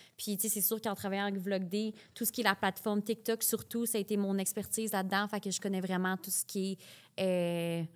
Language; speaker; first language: French; native; French